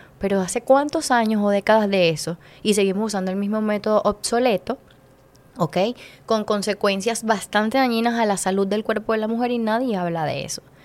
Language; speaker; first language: Spanish; native; Spanish